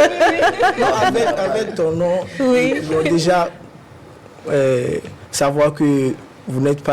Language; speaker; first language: French; non-native, fluent; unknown